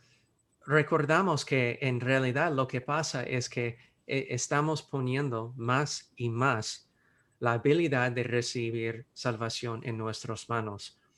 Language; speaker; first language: Spanish; non-native, fluent; English